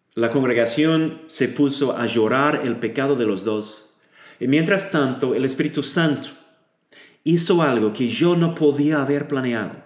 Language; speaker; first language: Spanish; non-native, fluent; English